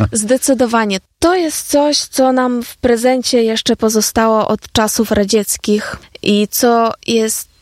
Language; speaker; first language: Polish; non-native, fluent; Ukrainian